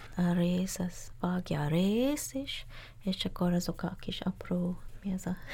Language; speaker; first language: Hungarian; non-native, fluent; English